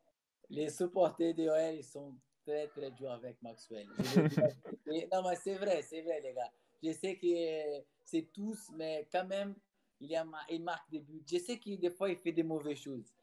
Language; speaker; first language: French; non-native, fluent; Portuguese